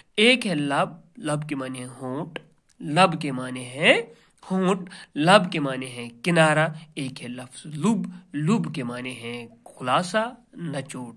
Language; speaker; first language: Urdu; non-native, local second language; Kashmiri